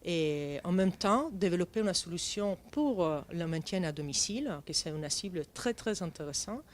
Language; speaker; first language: French; non-native, fluent; Italian